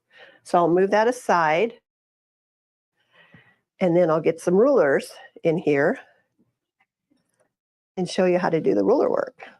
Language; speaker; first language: English; native; English